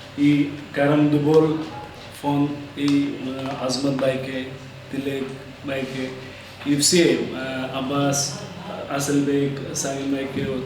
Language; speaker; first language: Russian; non-native, learner; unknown